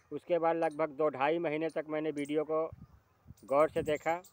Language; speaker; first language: Hindi; native; Hindi